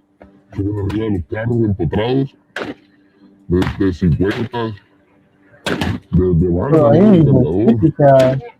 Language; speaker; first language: Spanish; native; Spanish